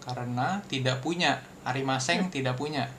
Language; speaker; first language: Indonesian; native; Indonesian